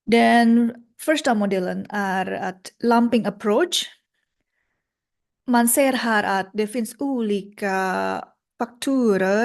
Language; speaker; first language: Swedish; non-native, learner; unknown